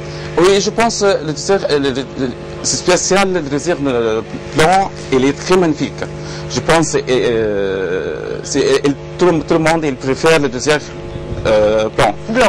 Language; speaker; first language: French; non-native, learner; Arabic